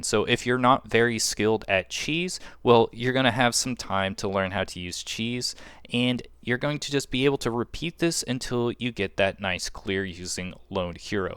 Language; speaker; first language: English; native; English